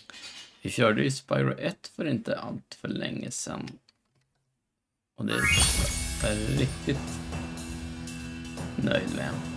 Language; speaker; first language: Swedish; native; Swedish